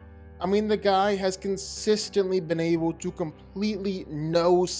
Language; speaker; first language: English; native; English